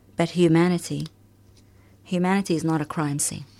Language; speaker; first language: English; early bilingual, other home language; Arabic